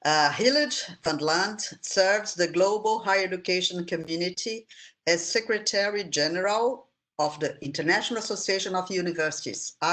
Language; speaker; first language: English; non-native, fluent; Portuguese